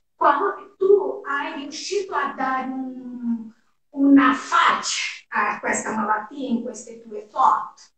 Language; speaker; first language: Italian; non-native, fluent; Portuguese